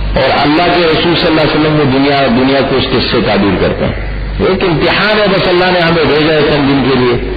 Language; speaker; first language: Urdu; non-native, local second language; Pashto